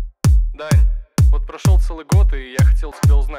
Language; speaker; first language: Russian; native; Russian